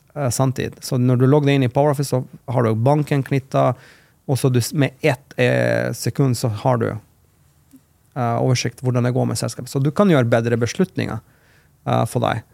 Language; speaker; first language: Norwegian; non-native, fluent; Macedonian